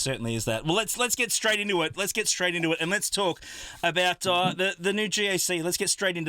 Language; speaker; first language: English; native; English